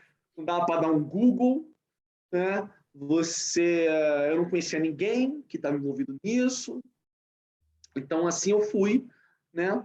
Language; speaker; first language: Portuguese; native; Portuguese